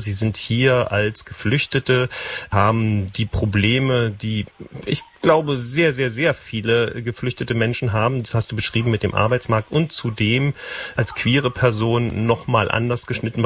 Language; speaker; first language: German; native; German